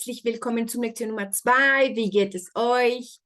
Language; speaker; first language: German; non-native, fluent; Spanish